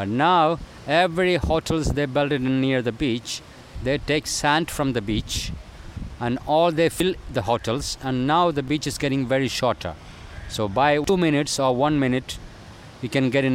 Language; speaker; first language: English; non-native, local second language; Malayalam